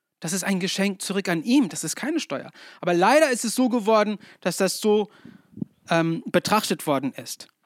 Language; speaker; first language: German; non-native, fluent; English